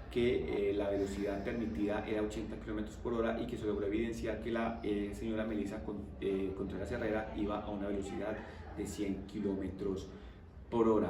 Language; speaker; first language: Spanish; native; Spanish